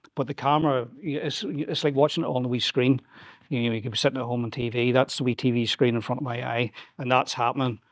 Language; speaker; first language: English; native; English